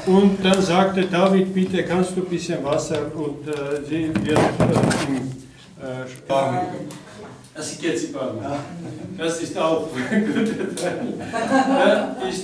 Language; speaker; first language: German; non-native, learner; Armenian